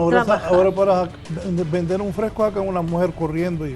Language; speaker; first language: Spanish; native; Spanish